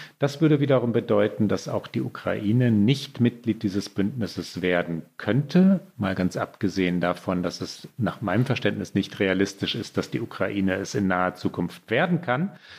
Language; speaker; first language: German; native; German